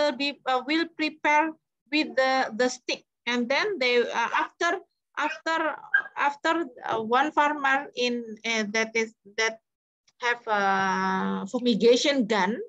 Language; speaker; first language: English; non-native, fluent; Indonesian